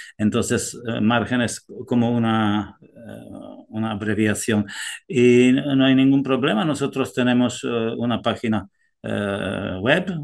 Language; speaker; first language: Spanish; non-native, fluent; Czech